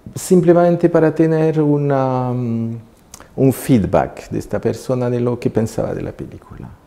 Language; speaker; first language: Spanish; non-native, fluent; French